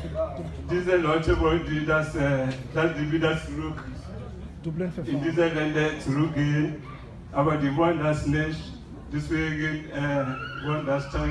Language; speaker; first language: German; non-native, learner; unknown